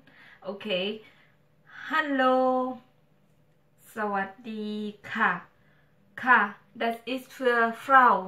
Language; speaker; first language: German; non-native, learner; Thai